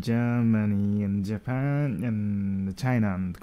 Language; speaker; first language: English; non-native, learner; Japanese